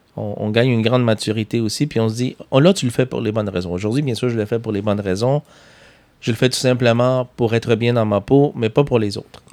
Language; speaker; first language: French; non-native, fluent; Spanish